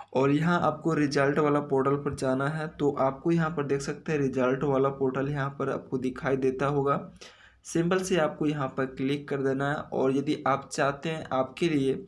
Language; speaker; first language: Hindi; native; Hindi